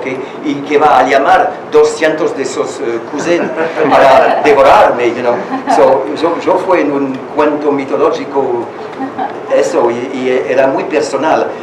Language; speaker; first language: Spanish; non-native, learner; French